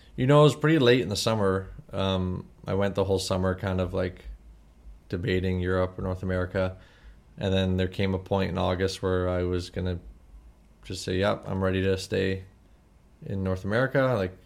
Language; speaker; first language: English; native; English